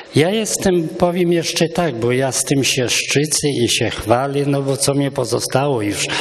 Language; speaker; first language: Polish; non-native, local second language; Romany